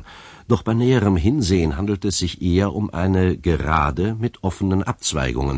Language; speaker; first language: German; native; German